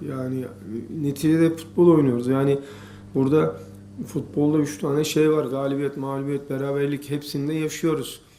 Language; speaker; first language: Turkish; native; Turkish